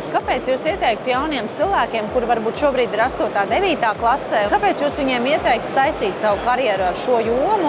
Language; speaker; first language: Latvian; native; Latvian